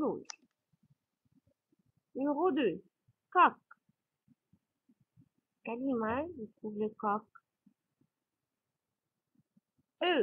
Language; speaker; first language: French; non-native, fluent; Arabic